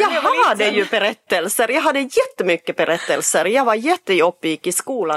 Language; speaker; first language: Swedish; non-native, fluent; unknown